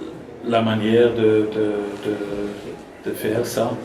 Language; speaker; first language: French; non-native, learner; German